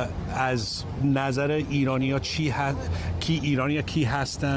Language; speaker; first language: Persian; early bilingual, heritage; English